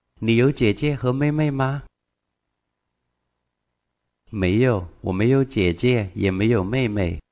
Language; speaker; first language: Chinese; non-native, fluent; Vietnamese